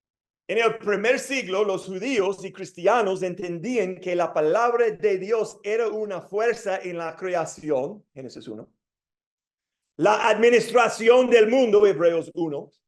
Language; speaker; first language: Spanish; non-native, fluent; English